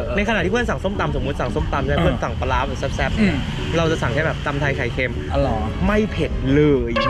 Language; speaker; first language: Thai; native; Thai